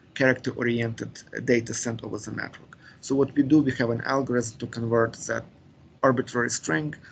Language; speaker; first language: English; non-native, fluent; Ukrainian